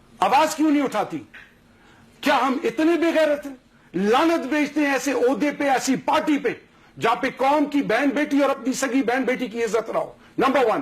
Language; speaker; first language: Urdu; non-native, local second language; Pashto